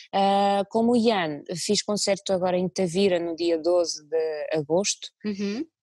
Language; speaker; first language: Portuguese; early bilingual, other home language; Russian